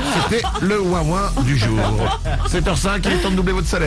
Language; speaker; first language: French; native; French